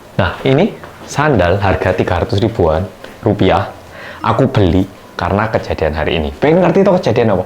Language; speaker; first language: Indonesian; non-native, fluent; Korean